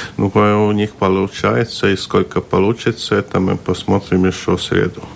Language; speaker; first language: Russian; non-native, local second language; Latvian